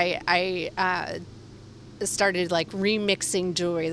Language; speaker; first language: English; native; English